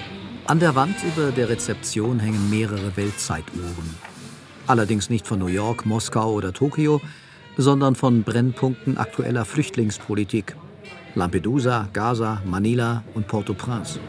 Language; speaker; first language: German; native; German